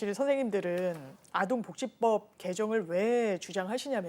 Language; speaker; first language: Korean; native; Korean